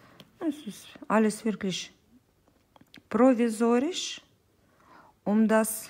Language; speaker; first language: German; non-native, fluent; Russian